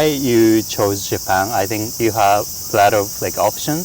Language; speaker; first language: English; non-native, learner; Japanese